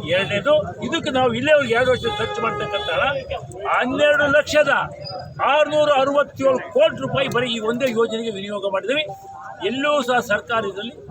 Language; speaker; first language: Kannada; native; Kannada